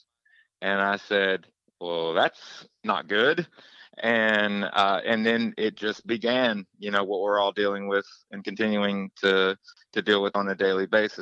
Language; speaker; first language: English; native; English